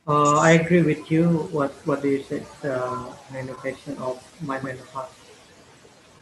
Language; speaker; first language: English; non-native, learner; Malay